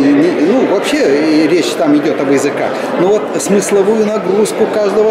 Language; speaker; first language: Russian; native; Russian